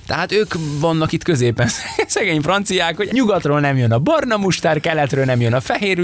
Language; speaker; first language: Hungarian; native; Hungarian